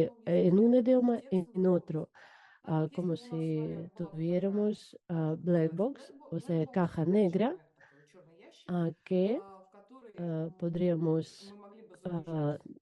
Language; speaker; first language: Spanish; non-native, fluent; Russian